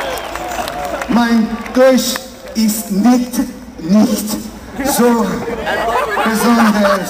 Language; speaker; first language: German; non-native, learner; English